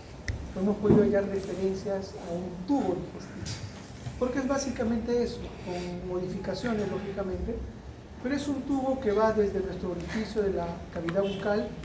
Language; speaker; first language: Spanish; native; Spanish